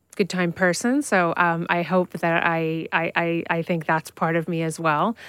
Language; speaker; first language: English; native; English